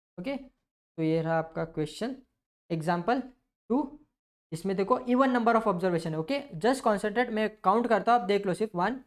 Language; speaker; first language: Hindi; non-native, local second language; Marathi